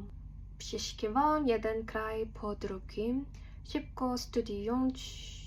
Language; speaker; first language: Polish; non-native, learner; Korean